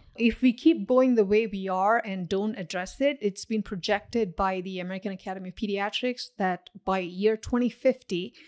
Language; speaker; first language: English; non-native, local second language; Tamil